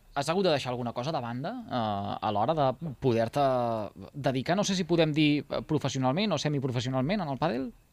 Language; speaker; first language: Catalan; native; Catalan